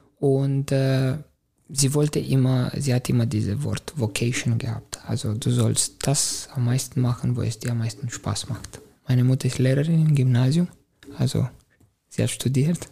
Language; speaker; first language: German; non-native, fluent; Romanian